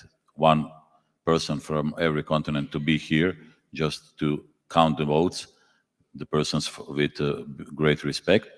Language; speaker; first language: English; non-native, fluent; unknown